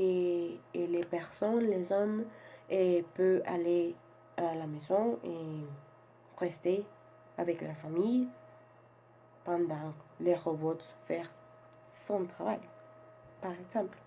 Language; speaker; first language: French; non-native, learner; Spanish